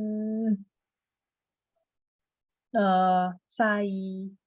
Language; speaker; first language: Korean; non-native, learner; Russian